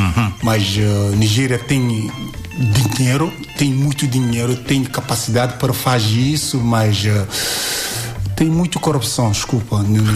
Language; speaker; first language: Portuguese; non-native, learner; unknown